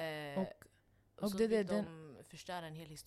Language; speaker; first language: Swedish; non-native, local second language; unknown